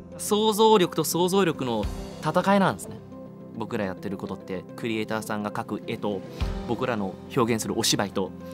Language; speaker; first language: Japanese; early bilingual, heritage; Japanese